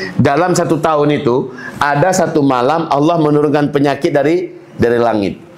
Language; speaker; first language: Malay; non-native, local second language; Minangkabau